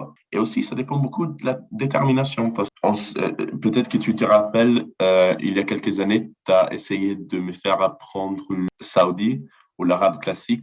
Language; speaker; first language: French; non-native, fluent; Italian